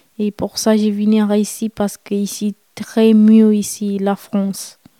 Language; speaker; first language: French; non-native, learner; Romany